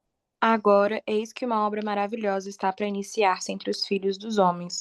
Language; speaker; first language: Portuguese; native; Portuguese